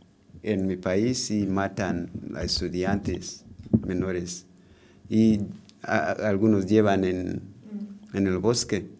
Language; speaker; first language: Spanish; non-native, learner; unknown